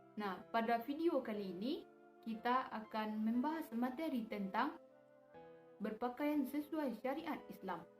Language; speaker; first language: Malay; non-native, local second language; Minangkabau